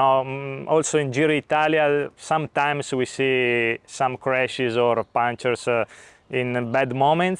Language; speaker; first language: English; non-native, learner; Italian